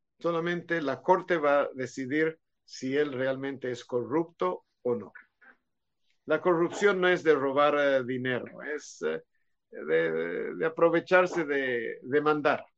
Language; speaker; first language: Spanish; non-native, fluent; Hebrew